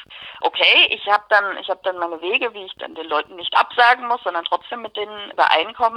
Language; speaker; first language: German; native; German